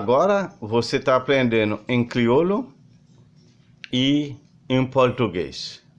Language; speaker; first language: Portuguese; non-native, learner; Haitian Creole